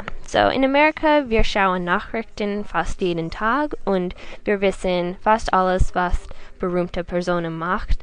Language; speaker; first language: German; non-native, learner; English